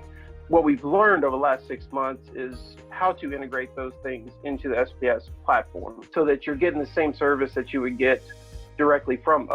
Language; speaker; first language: English; native; English